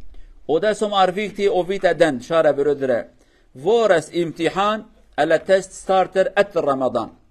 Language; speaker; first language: Norwegian; non-native, fluent; Kurdish